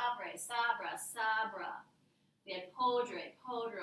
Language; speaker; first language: Spanish; non-native, fluent; English